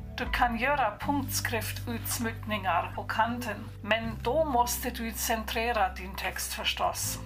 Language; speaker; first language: Swedish; non-native, fluent; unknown